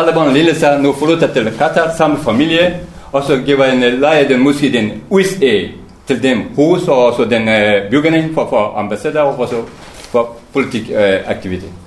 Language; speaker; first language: Danish; non-native, learner; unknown